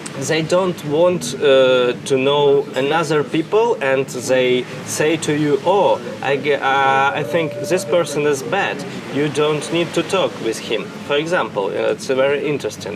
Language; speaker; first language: English; non-native, fluent; Russian